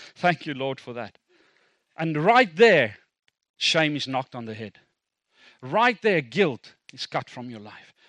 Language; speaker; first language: English; non-native, local second language; Afrikaans